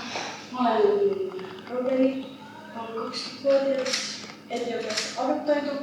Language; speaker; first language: Finnish; early bilingual, other home language; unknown